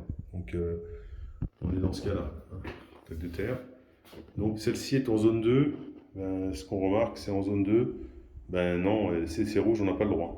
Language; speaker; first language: French; native; French